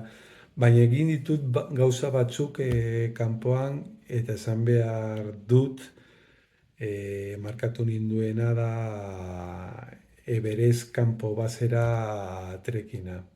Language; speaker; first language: Basque; non-native, local second language; Spanish